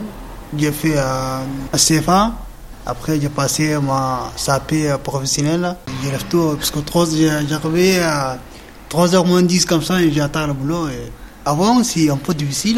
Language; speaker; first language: French; non-native, learner; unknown